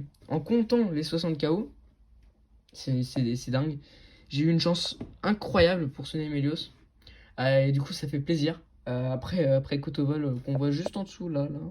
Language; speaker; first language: French; native; French